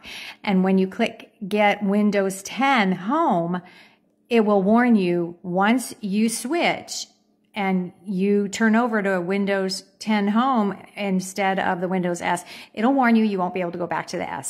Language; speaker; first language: English; native; English